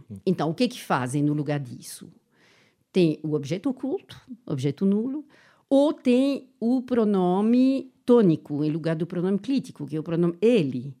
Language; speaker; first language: Portuguese; non-native, fluent; French